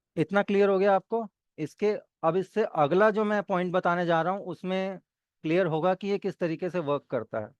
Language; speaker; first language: Hindi; native; Hindi